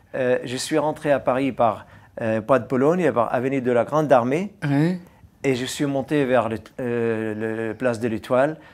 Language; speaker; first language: French; non-native, fluent; Arabic